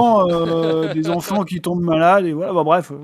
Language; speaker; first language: French; native; French